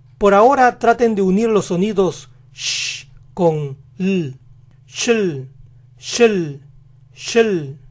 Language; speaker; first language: Spanish; native; Spanish